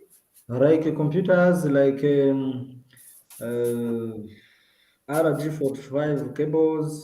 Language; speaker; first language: English; non-native, learner; Kinyarwanda